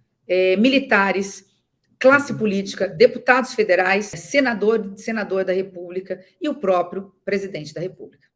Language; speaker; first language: Portuguese; native; Portuguese